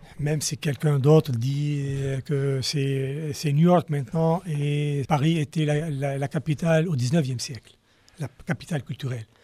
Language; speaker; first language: French; non-native, local second language; Arabic